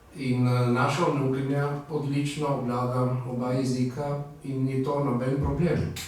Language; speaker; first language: Slovenian; native; Slovenian